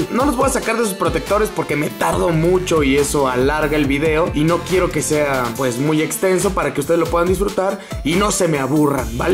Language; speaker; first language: Spanish; native; Spanish